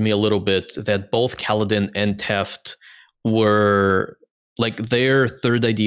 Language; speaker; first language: English; non-native, fluent; Bulgarian